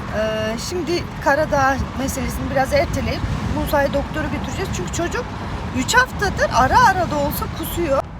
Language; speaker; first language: Turkish; early bilingual, heritage; Turkish